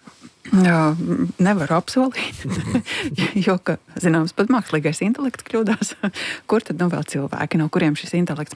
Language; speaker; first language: Latvian; native; Latvian